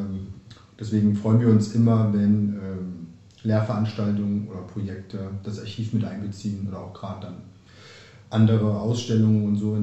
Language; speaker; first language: German; native; German